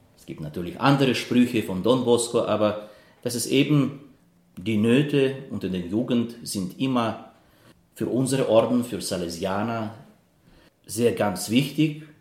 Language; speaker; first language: German; non-native, fluent; Russian